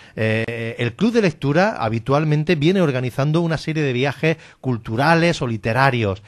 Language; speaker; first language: Spanish; native; Spanish